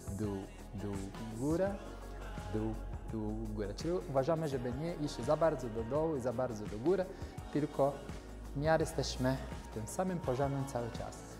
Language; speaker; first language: Polish; non-native, fluent; Portuguese